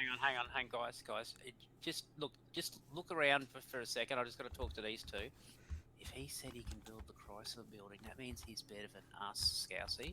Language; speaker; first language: English; native; English